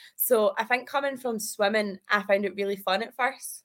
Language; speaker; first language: English; native; English